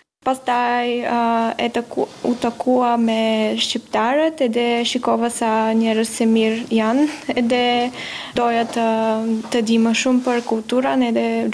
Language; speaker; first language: Albanian; non-native, learner; Bulgarian